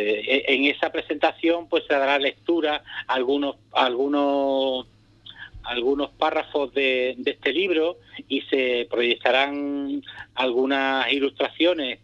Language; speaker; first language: Spanish; native; Spanish